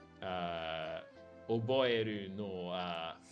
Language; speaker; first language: Japanese; non-native, learner; English